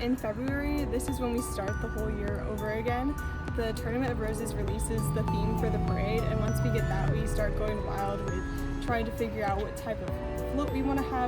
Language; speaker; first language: English; native; English